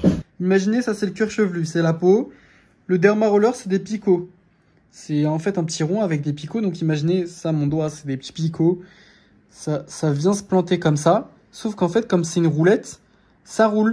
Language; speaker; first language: French; native; French